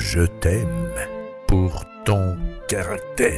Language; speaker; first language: French; non-native, fluent; Russian